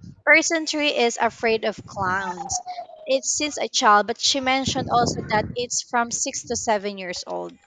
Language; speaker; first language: English; non-native, local second language; Filipino